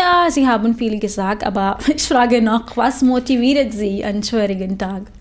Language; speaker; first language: German; non-native, fluent; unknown